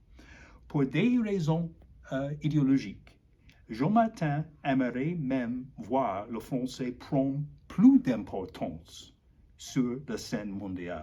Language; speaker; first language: French; non-native, learner; English